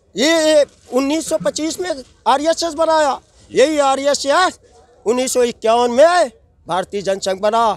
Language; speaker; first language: Hindi; native; Hindi